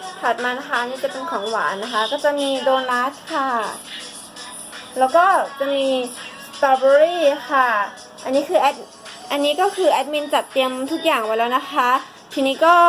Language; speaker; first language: Thai; native; Thai